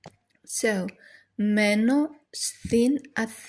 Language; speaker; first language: Greek; non-native, learner; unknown